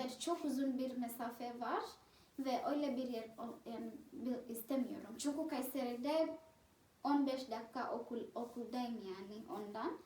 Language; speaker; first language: Turkish; non-native, fluent; Swahili